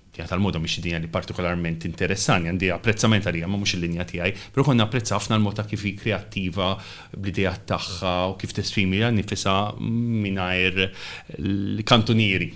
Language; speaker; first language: Maltese; native; Maltese